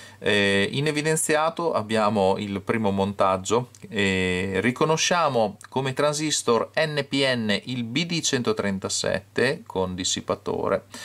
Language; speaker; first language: Italian; native; Italian